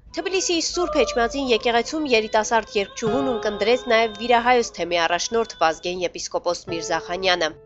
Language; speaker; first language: Armenian; native; Armenian